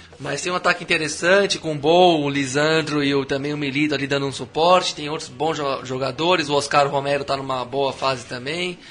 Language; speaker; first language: Portuguese; native; Portuguese